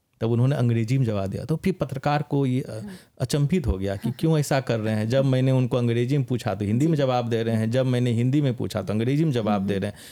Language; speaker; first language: Hindi; early bilingual, heritage; Hindi